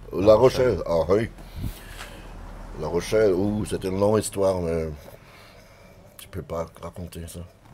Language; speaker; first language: French; non-native, learner; German